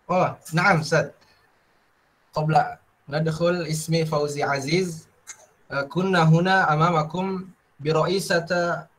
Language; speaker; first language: Arabic; non-native, learner; Indonesian